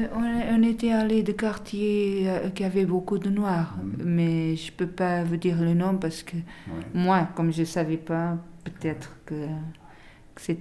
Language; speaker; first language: French; non-native, learner; Portuguese